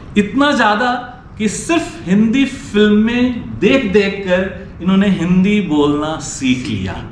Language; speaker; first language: Hindi; native; Hindi